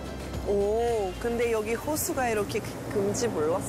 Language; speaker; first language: Korean; non-native, fluent; Russian